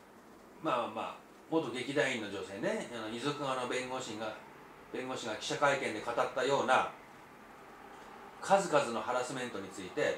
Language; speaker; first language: Japanese; native; Japanese